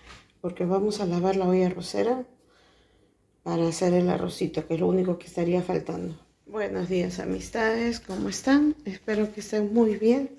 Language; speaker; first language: Spanish; native; Spanish